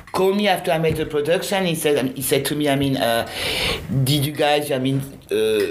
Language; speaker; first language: English; non-native, fluent; French